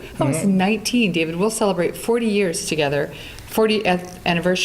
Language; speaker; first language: English; native; English